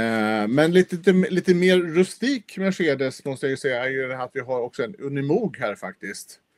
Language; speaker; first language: Swedish; native; Swedish